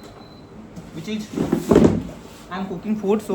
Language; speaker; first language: English; non-native, learner; Hindi